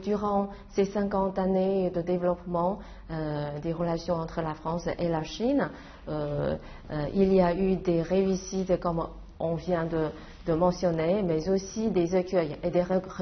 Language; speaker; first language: French; non-native, fluent; Chinese